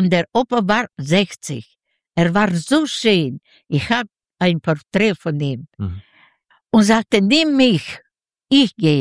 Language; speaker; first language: German; non-native, learner; Yiddish